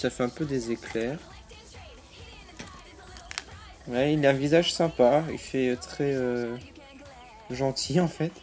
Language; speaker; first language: French; native; French